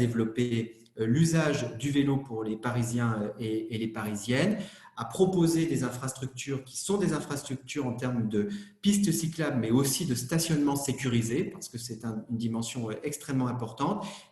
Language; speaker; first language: French; native; French